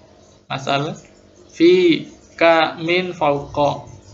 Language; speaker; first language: Arabic; non-native, fluent; Indonesian